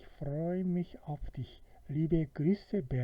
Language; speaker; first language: German; non-native, fluent; Korean